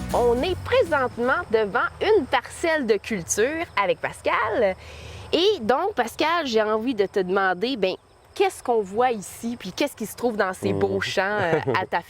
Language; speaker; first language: French; native; French